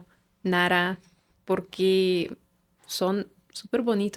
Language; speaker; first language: Spanish; non-native, fluent; Russian